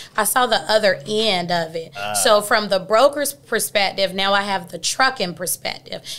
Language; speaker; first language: English; native; English